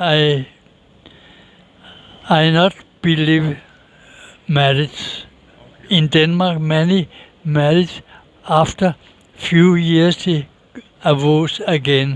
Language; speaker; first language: English; non-native, learner; Danish